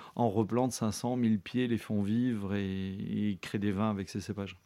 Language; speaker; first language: French; native; French